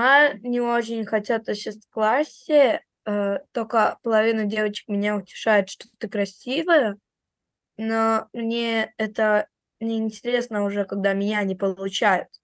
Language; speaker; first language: Russian; early bilingual, heritage; Russian